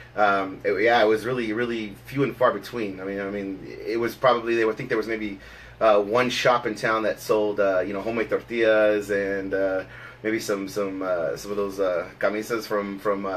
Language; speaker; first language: English; native; English